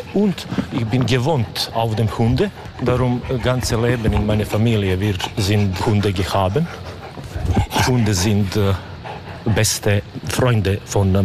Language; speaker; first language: German; non-native, learner; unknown